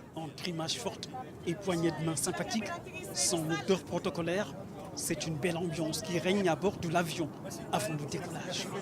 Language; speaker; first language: French; non-native, local second language; Wolof